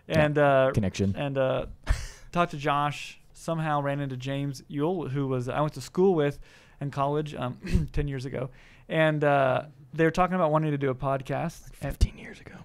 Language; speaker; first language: English; native; English